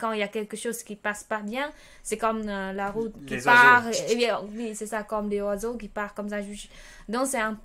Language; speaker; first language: French; non-native, learner; Khmer